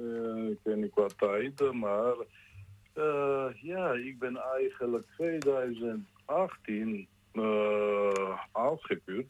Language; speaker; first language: Dutch; non-native, learner; Georgian